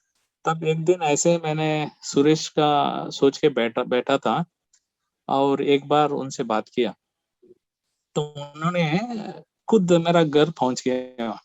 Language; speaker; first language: Hindi; non-native, local second language; Kannada